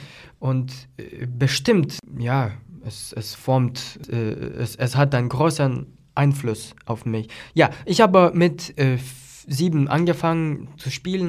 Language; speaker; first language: German; non-native, fluent; Lithuanian